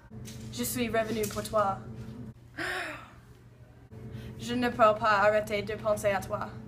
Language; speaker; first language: French; non-native, learner; English